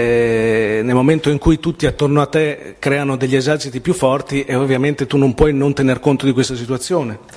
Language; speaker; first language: Italian; native; Italian